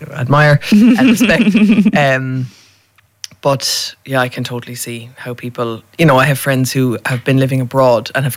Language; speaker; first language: English; native; English